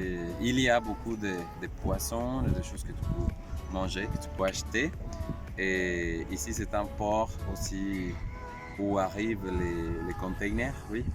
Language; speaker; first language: French; non-native, fluent; Spanish